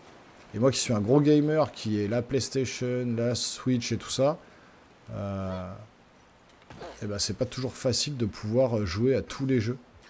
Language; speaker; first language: French; native; French